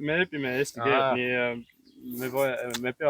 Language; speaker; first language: Estonian; non-native, learner; English